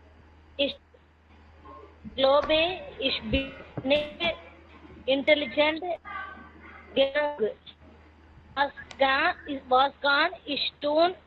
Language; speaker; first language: German; non-native, learner; Tamil